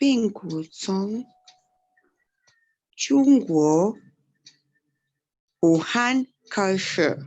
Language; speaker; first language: Chinese; non-native, learner; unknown